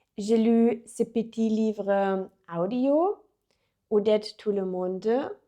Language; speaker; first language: French; non-native, learner; German